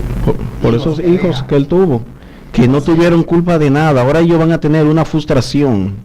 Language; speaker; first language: Spanish; native; Spanish